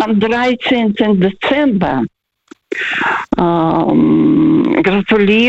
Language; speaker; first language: German; non-native, fluent; Russian